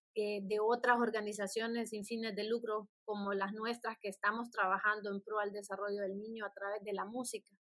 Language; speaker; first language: Spanish; native; Spanish